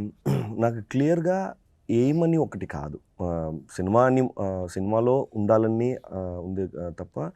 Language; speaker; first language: Telugu; non-native, fluent; Tamil